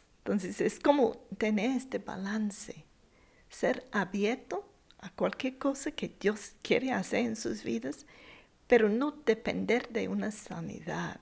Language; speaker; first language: Spanish; non-native, fluent; English